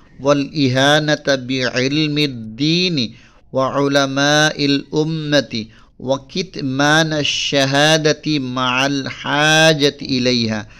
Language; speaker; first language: Arabic; non-native, fluent; Bangla